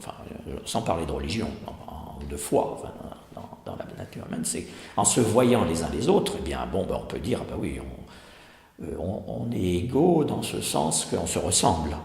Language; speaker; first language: French; native; French